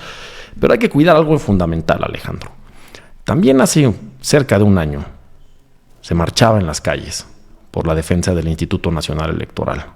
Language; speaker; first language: Spanish; native; Spanish